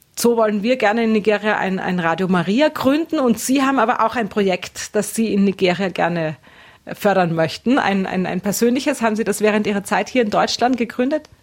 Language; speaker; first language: German; native; German